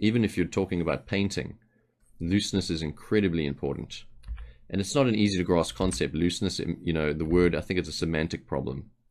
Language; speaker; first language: English; native; English